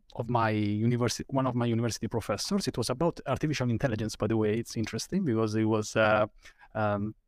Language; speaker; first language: English; non-native, fluent; Italian